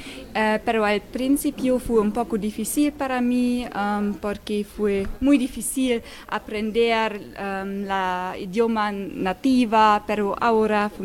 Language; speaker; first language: Spanish; non-native, learner; German